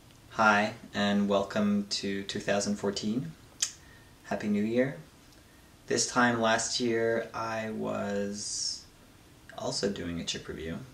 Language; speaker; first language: English; native; English